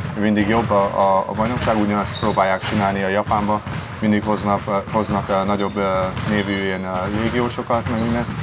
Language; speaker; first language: Hungarian; early bilingual, heritage; Hungarian